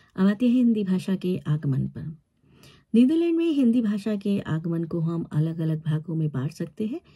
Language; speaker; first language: Hindi; native; Hindi